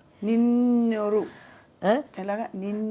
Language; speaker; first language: Telugu; native; Telugu